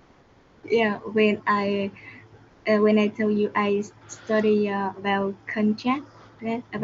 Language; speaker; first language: English; non-native, learner; Vietnamese